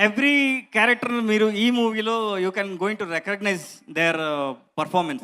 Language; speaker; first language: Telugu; non-native, learner; Kannada